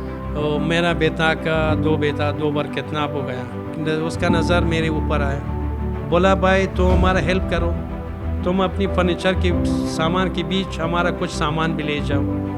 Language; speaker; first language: Hindi; non-native, fluent; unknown